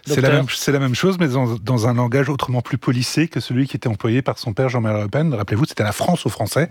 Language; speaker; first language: French; native; French